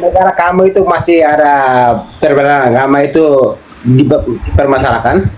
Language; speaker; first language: Indonesian; non-native, fluent; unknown